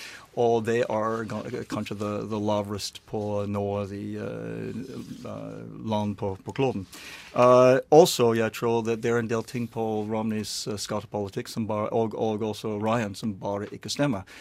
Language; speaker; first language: Norwegian; non-native, learner; English